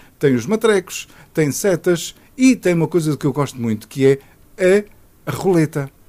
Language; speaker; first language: Portuguese; native; Portuguese